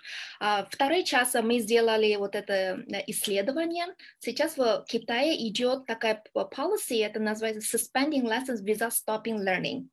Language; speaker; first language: Russian; non-native, learner; Kyrgyz